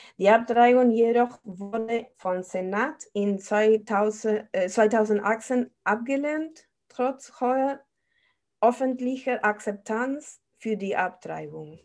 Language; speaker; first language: German; non-native, fluent; Spanish